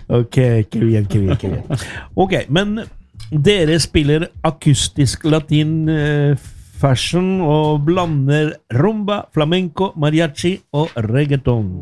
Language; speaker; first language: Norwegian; non-native, fluent; Spanish